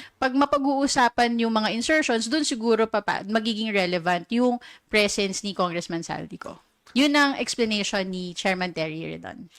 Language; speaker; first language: Filipino; native; Filipino